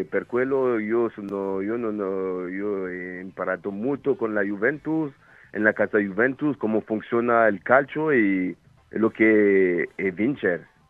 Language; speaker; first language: Italian; non-native, fluent; French